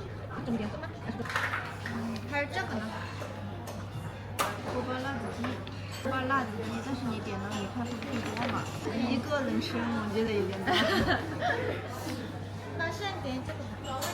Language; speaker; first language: Chinese; non-native, fluent; Korean